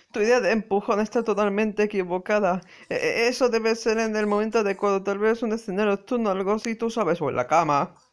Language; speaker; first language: Spanish; native; Spanish